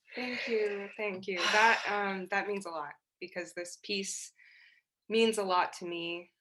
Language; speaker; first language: English; early bilingual, other home language; Portuguese